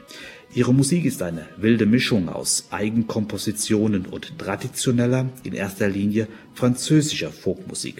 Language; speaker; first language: German; native; German